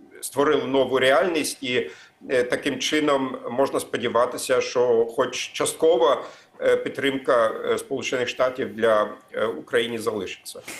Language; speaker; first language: Ukrainian; non-native, fluent; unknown